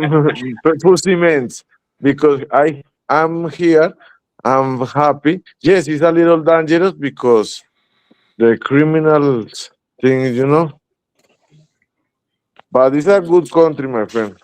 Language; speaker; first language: English; non-native, learner; Spanish